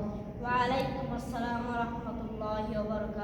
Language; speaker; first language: Arabic; non-native, learner; Bangla